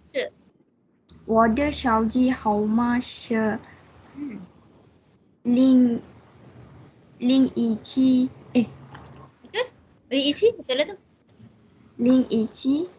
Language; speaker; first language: Chinese; non-native, learner; Malay